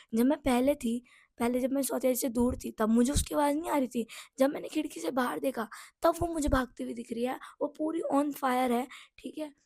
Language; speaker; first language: Hindi; non-native, local second language; Nepali